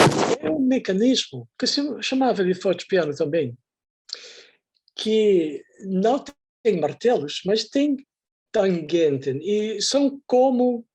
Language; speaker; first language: Portuguese; non-native, fluent; Dutch